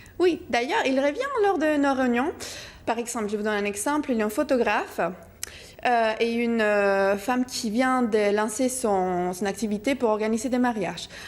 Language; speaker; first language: French; non-native, fluent; Spanish